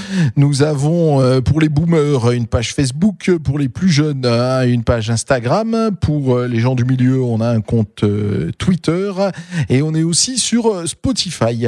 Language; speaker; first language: French; native; French